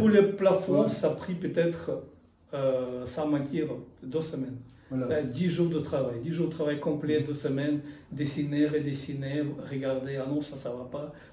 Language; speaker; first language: French; non-native, fluent; Russian